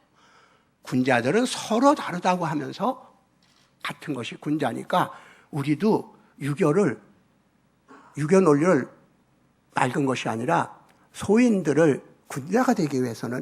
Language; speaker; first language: Korean; native; Korean